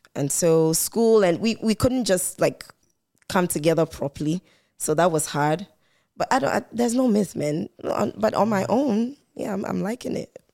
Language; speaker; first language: English; non-native, local second language; Ewe